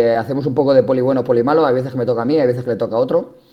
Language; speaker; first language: Spanish; native; Spanish